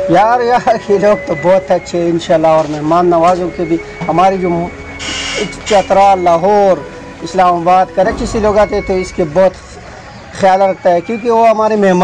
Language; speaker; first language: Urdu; non-native, local second language; Punjabi